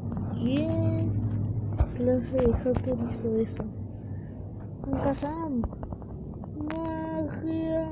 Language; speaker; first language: Spanish; native; Spanish